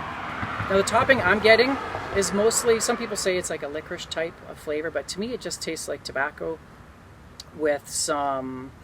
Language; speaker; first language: English; native; English